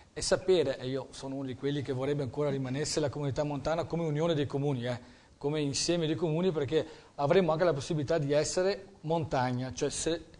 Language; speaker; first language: Italian; native; Italian